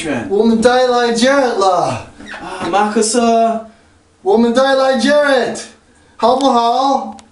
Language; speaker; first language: Chinese; non-native, learner; English